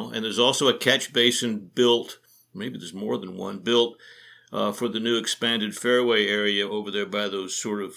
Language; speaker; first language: English; native; English